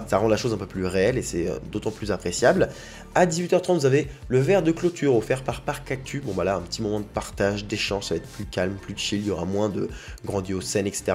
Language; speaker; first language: French; native; French